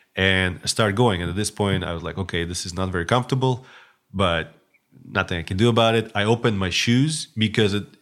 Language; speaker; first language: English; non-native, fluent; Russian